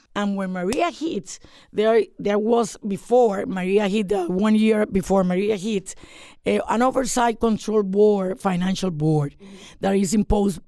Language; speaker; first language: English; non-native, fluent; Spanish